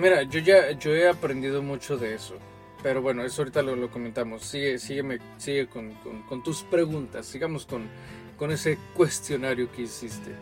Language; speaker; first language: Spanish; native; Spanish